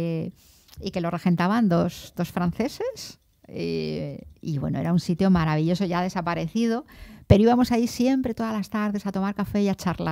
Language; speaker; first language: Spanish; native; Spanish